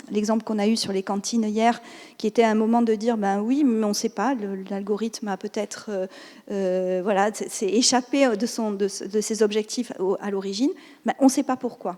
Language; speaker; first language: French; native; French